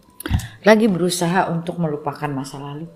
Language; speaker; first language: Indonesian; native; Indonesian